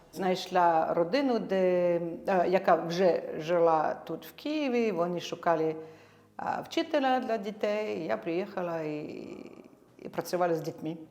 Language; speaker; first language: Ukrainian; non-native, fluent; French